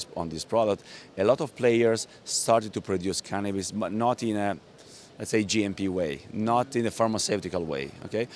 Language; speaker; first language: English; non-native, fluent; Italian